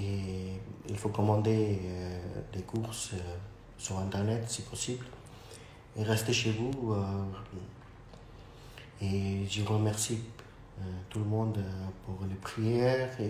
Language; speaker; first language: French; non-native, fluent; Urdu